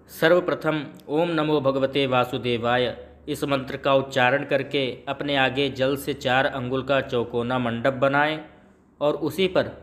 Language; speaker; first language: Hindi; native; Hindi